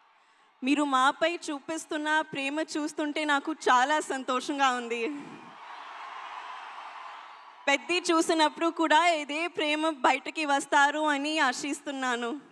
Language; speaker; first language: Telugu; non-native, learner; Hindi